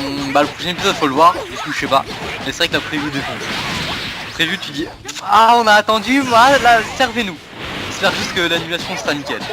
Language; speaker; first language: French; native; French